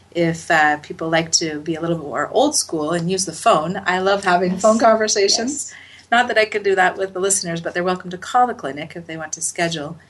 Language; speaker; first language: English; native; English